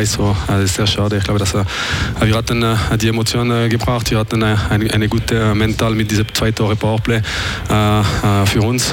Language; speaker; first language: German; non-native, local second language; French